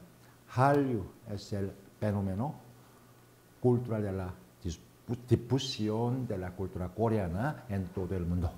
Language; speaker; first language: Spanish; non-native, fluent; Korean